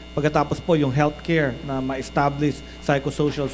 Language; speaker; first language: Filipino; native; Filipino